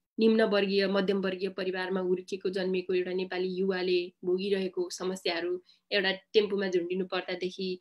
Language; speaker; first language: Nepali; native; Nepali